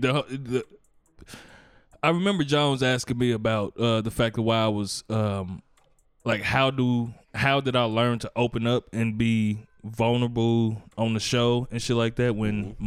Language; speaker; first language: English; native; English